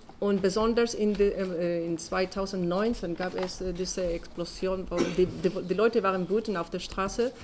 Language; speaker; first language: German; non-native, learner; Spanish